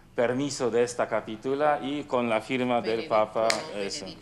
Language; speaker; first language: Spanish; non-native, fluent; Polish